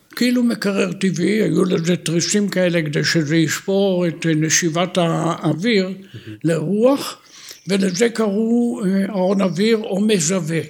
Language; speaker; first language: Hebrew; native; Hebrew